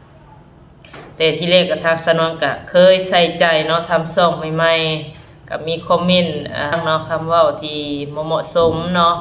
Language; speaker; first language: Thai; non-native, local second language; Lao